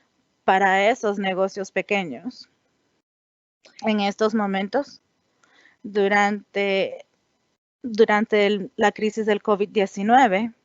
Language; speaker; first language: Spanish; non-native, fluent; English